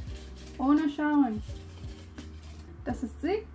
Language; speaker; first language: German; non-native, learner; English